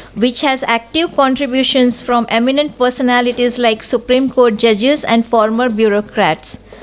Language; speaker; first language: English; non-native, local second language; Marathi